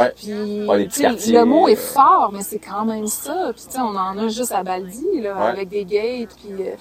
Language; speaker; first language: French; native; French